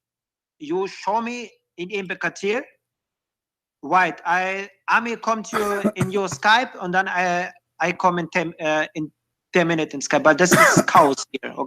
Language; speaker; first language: English; non-native, learner; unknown